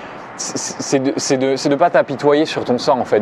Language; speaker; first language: French; native; French